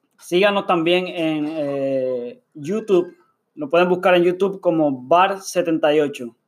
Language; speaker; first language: Spanish; early bilingual, heritage; Spanish